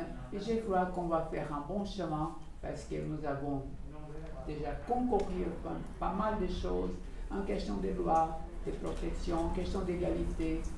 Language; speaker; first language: French; non-native, fluent; Portuguese